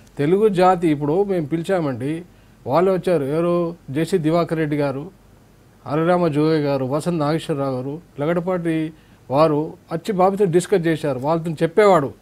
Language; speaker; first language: Telugu; native; Telugu